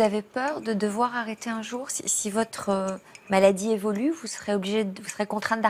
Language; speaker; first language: French; native; French